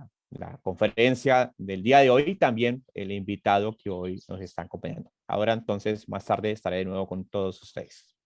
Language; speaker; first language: Spanish; native; Spanish